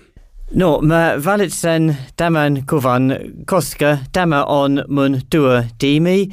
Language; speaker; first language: Finnish; non-native, learner; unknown